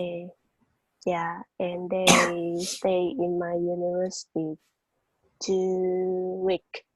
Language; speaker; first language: English; non-native, learner; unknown